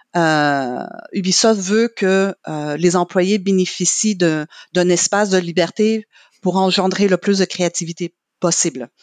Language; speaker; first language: French; non-native, fluent; English